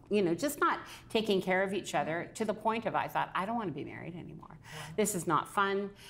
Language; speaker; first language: English; native; English